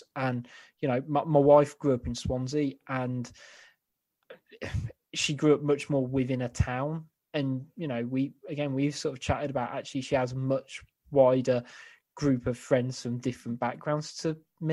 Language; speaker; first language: English; native; English